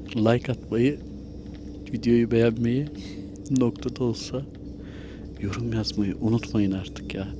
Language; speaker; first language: Turkish; early bilingual, heritage; Turkish